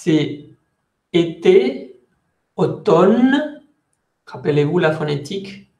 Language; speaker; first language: French; non-native, fluent; Spanish